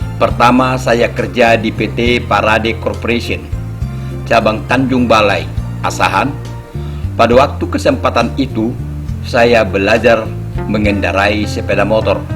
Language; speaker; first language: Indonesian; non-native, local second language; Batak Toba